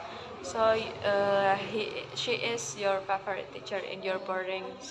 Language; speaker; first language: English; non-native, learner; Indonesian